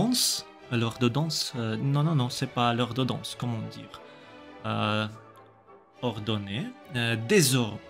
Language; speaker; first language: French; non-native, learner; Russian